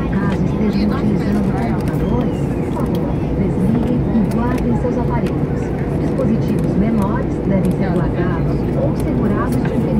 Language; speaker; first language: Portuguese; native; Portuguese